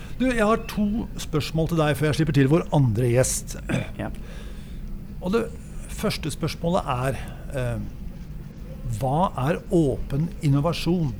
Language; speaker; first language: Norwegian; native; Norwegian